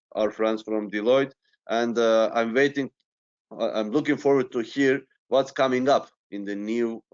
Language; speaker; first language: English; non-native, fluent; Turkish